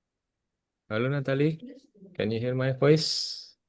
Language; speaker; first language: English; non-native, fluent; Indonesian